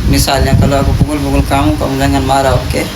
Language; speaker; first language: Indonesian; non-native, learner; Urdu